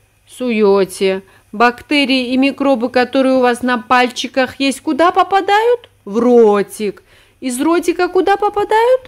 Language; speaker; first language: Russian; native; Russian